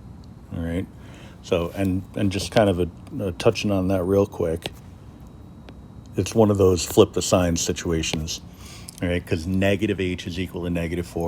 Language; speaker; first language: English; native; English